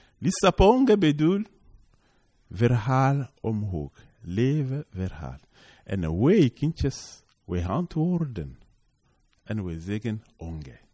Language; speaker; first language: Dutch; non-native, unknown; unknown